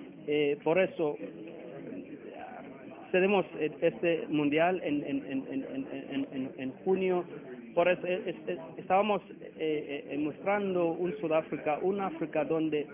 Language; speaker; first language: Spanish; non-native, learner; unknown